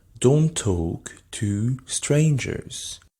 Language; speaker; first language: English; non-native, fluent; French